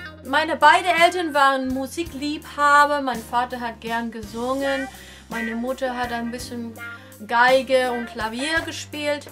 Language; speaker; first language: German; non-native, fluent; English